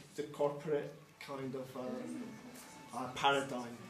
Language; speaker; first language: English; native; English